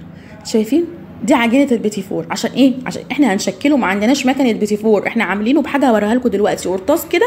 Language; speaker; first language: Arabic; native; Arabic